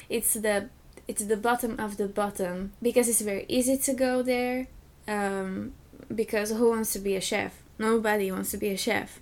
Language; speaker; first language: English; non-native, fluent; Slovak